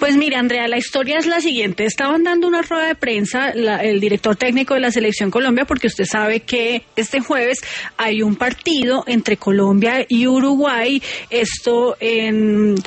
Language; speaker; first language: Spanish; native; Spanish